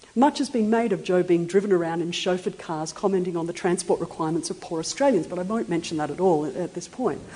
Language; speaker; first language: English; native; English